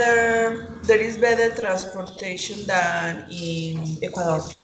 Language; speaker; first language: English; non-native, learner; Spanish